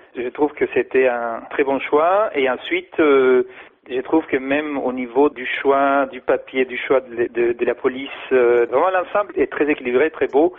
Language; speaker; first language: French; non-native, fluent; Spanish